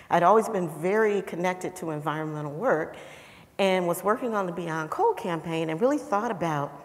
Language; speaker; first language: English; native; English